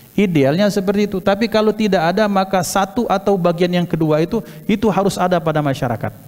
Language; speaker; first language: Malay; non-native, local second language; Javanese